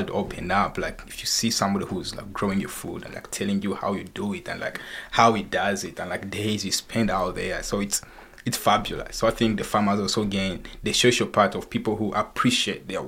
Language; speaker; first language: English; non-native, fluent; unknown